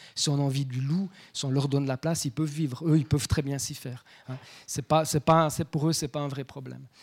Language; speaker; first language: French; native; French